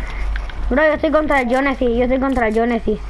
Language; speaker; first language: Spanish; native; Spanish